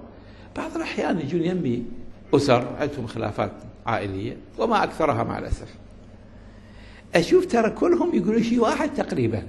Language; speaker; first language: Arabic; native; Arabic